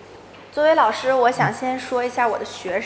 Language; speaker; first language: Chinese; native; Chinese